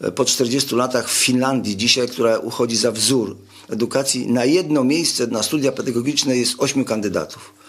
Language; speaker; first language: Polish; native; Polish